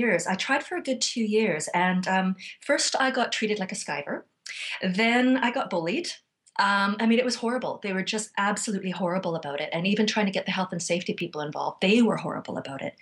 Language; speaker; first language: English; native; English